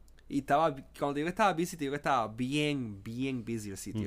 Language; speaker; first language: Spanish; early bilingual, heritage; Spanish